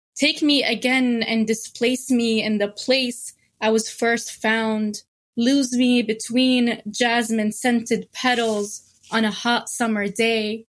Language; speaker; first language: English; non-native, fluent; Arabic